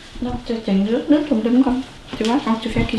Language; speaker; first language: French; non-native, learner; Vietnamese